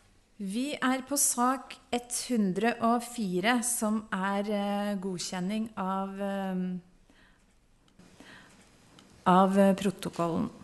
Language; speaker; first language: Norwegian; native; Norwegian